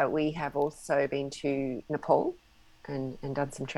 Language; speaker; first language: English; native; English